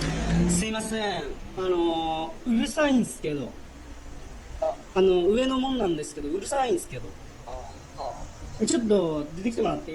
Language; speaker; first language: Japanese; native; Japanese